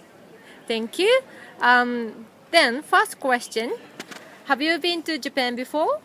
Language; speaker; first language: English; non-native, fluent; Japanese